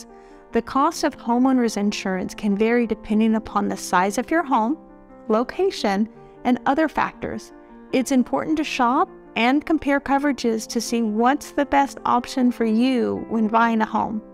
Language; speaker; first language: English; native; English